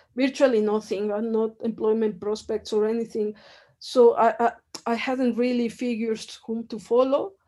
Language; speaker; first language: English; non-native, fluent; Spanish